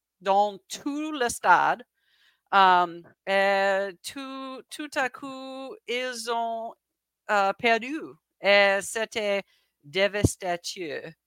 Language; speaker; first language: French; non-native, learner; English